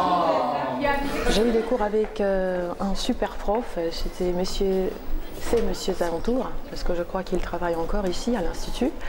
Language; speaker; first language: French; non-native, fluent; Polish